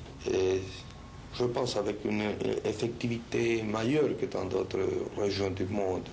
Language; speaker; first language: French; non-native, fluent; Spanish